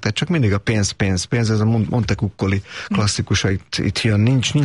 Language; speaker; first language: Hungarian; native; Hungarian